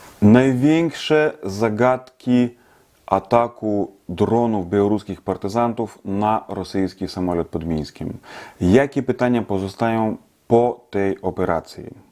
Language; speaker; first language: Polish; non-native, fluent; Russian